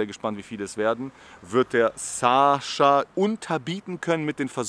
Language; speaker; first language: German; native; German